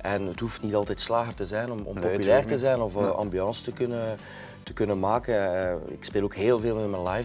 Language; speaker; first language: Dutch; native; Dutch